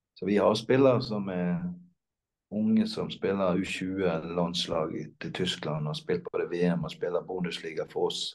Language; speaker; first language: Norwegian; native; Norwegian